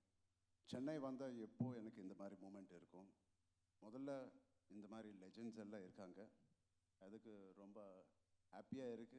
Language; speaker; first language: Tamil; non-native, local second language; Telugu